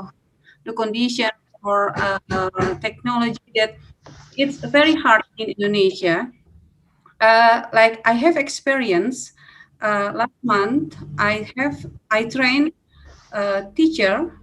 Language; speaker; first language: English; non-native, fluent; Indonesian